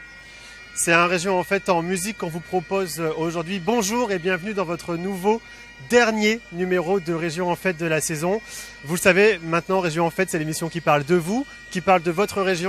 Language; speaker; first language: French; native; French